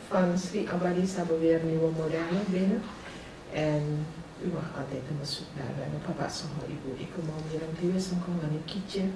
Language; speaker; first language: Dutch; non-native, local second language; Javanese